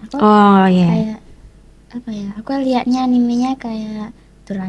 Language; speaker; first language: Indonesian; early bilingual, heritage; Indonesian